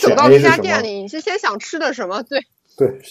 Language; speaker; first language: Chinese; native; Chinese